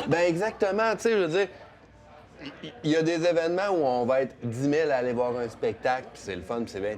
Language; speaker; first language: French; native; French